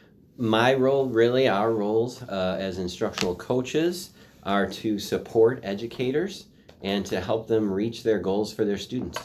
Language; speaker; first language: English; native; English